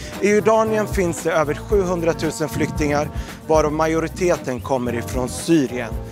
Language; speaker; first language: Swedish; early bilingual, other home language; Arabic